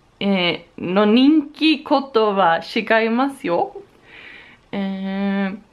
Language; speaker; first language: Japanese; non-native, learner; Swedish